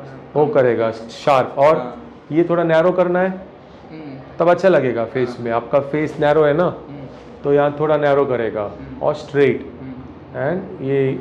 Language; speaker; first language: Hindi; non-native, local second language; Tamil